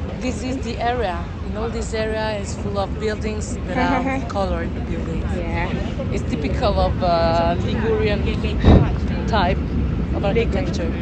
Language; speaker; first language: English; non-native, fluent; Italian